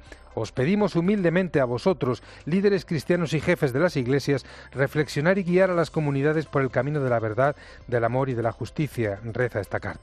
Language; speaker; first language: Spanish; native; Spanish